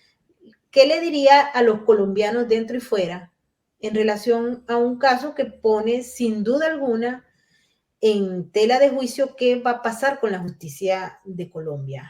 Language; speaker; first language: Spanish; native; Spanish